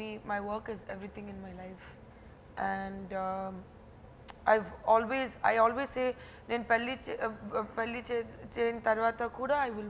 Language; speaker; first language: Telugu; non-native, fluent; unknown